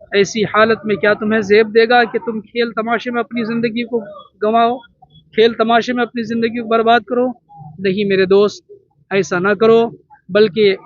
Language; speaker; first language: Urdu; native; Urdu